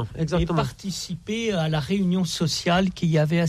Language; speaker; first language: French; native; French